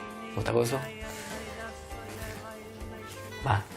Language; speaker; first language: Basque; native; Basque